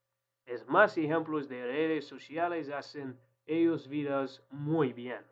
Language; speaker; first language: Spanish; non-native, learner; English